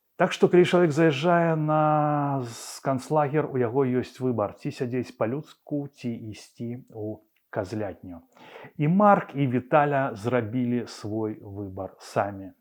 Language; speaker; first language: Belarusian; non-native, local second language; Russian